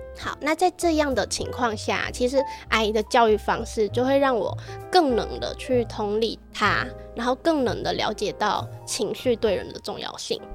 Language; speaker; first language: Chinese; early bilingual, other home language; Vietnamese